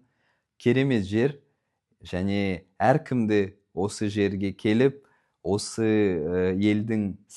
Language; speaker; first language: Kazakh; non-native, learner; Punjabi